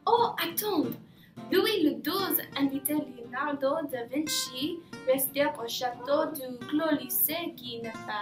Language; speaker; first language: French; non-native, learner; English